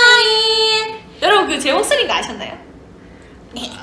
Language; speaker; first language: Korean; native; Korean